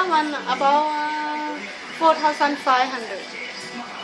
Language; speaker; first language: English; non-native, learner; Thai